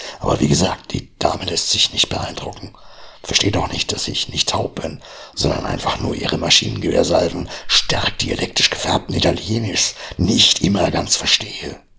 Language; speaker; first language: German; native; German